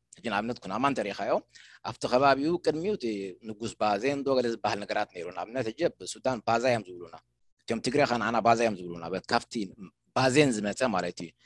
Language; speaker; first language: Tigrinya; non-native, local second language; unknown